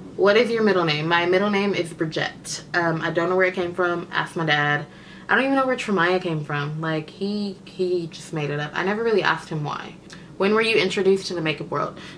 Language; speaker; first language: English; native; English